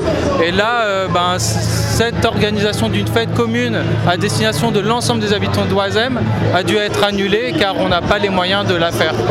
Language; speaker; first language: French; native; French